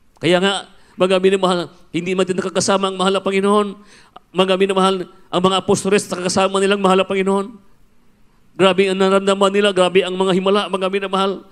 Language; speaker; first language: Filipino; non-native, local second language; Cebuano